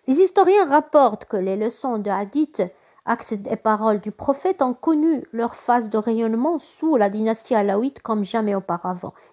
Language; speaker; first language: French; non-native, local second language; Arabic